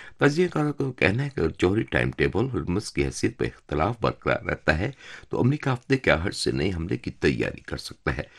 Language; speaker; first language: Urdu; non-native, fluent; Turkish